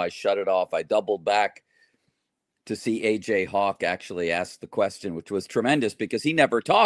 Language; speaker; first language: English; native; English